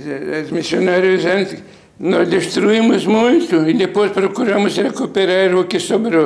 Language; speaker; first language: Portuguese; non-native, fluent; Lithuanian